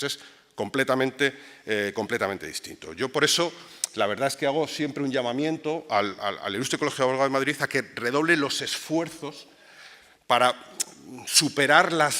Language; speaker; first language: Spanish; native; Spanish